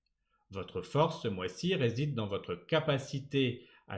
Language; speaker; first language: French; native; French